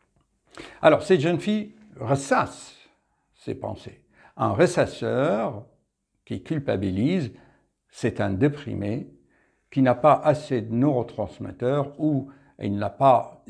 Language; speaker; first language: French; native; French